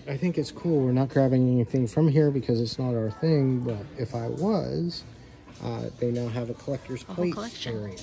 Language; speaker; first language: English; native; English